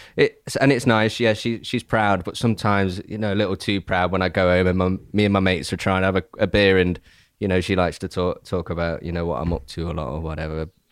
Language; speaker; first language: English; native; English